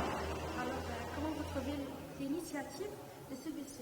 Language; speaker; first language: French; non-native, local second language; Arabic